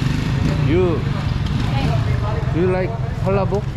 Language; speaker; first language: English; non-native, learner; Korean